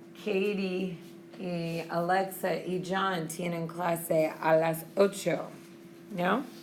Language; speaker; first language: Spanish; non-native, fluent; English